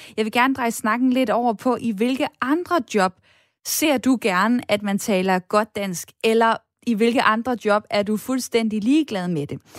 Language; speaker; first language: Danish; native; Danish